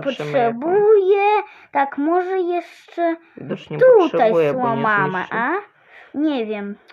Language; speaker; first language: Polish; non-native, learner; Russian